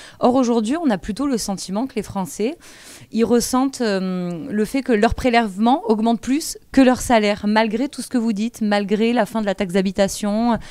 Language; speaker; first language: French; native; French